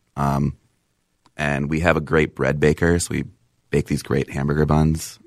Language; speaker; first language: English; native; English